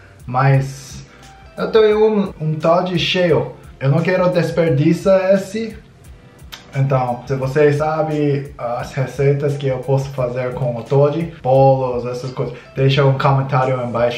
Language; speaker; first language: Portuguese; non-native, learner; English